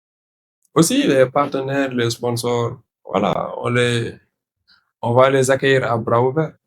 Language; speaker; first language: French; non-native, local second language; Wolof